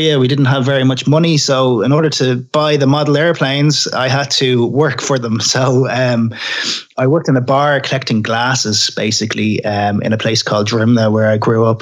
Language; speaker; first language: English; native; English